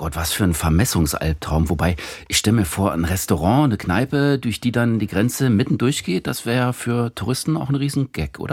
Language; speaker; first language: German; native; German